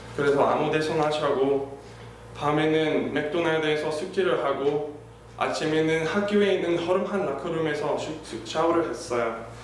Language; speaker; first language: Korean; non-native, fluent; English